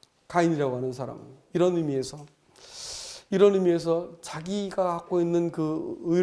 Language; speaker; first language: Korean; native; Korean